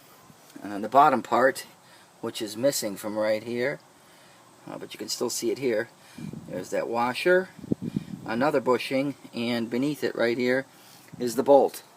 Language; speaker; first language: English; native; English